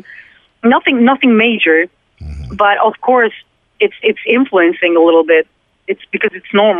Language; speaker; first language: English; non-native, fluent; Italian